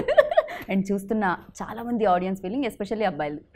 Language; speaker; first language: Telugu; native; Telugu